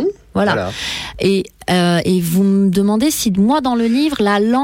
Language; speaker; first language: French; early bilingual, other home language; Persian